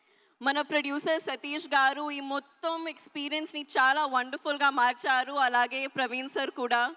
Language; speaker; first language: Telugu; non-native, learner; Hindi